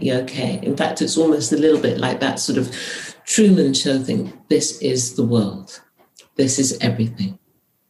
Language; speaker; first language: English; native; English